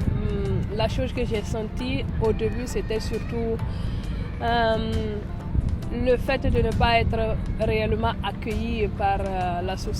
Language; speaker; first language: French; non-native, local second language; Mossi